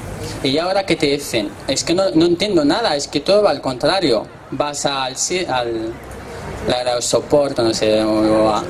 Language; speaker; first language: Spanish; non-native, learner; Arabic